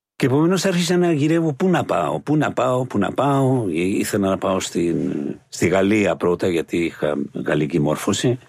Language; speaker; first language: Greek; non-native, fluent; Spanish